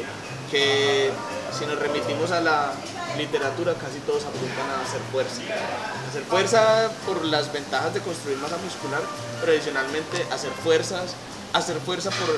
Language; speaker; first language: Spanish; native; Spanish